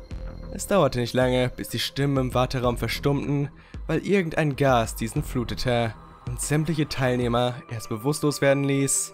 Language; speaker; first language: German; native; German